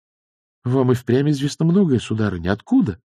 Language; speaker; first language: Russian; native; Russian